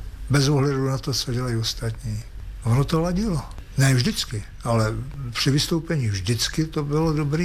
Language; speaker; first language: Czech; native; Czech